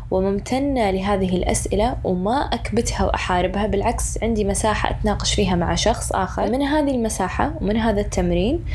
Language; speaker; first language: Arabic; early bilingual, other home language; English